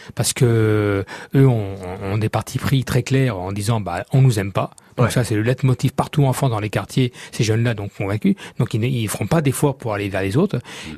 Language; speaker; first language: French; native; French